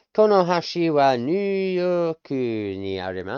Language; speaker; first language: Japanese; non-native, learner; English